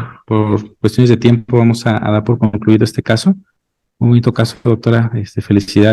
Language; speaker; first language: Spanish; native; Spanish